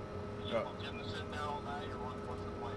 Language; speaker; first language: English; native; English